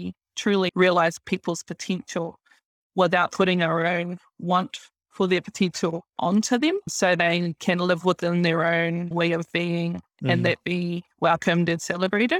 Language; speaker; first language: English; native; English